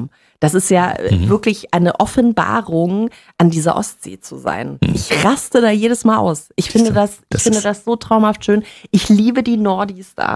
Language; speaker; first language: German; native; German